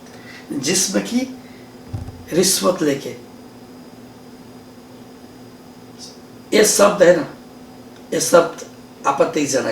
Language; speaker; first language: Hindi; non-native, learner; Nepali